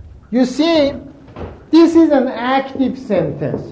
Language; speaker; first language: English; non-native, fluent; Persian